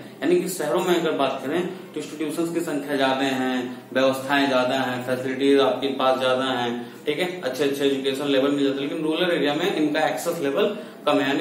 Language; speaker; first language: Hindi; native; Hindi